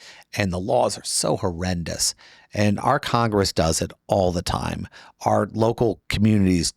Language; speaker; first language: English; native; English